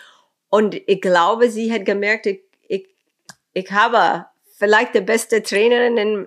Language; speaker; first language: German; non-native, fluent; English